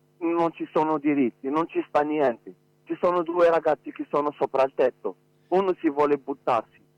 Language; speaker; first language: Italian; non-native, fluent; Arabic